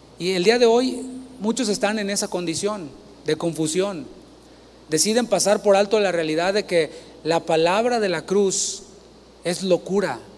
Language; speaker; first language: Spanish; native; Spanish